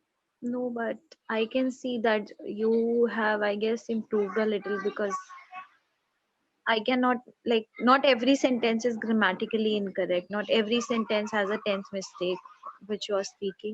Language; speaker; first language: English; non-native, local second language; Hindi